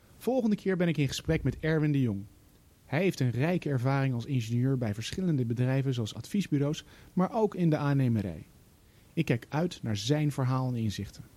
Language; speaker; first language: Dutch; native; Dutch